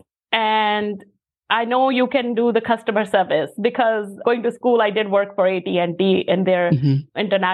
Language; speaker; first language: English; non-native, local second language; Punjabi